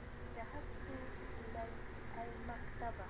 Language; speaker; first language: Arabic; non-native, learner; Malay